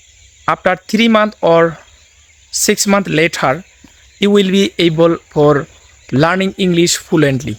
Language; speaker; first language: English; non-native, learner; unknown